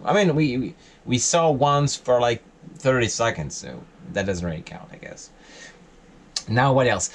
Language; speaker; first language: English; non-native, fluent; French